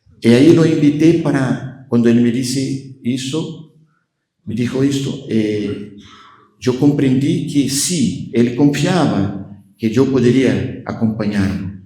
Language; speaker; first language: Spanish; non-native, fluent; Portuguese